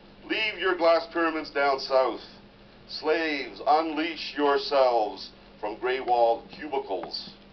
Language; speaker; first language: English; native; English